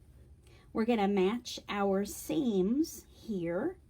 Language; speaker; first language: English; native; English